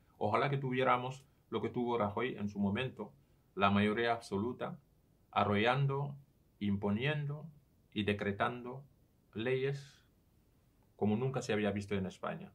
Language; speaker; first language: Spanish; non-native, fluent; Serer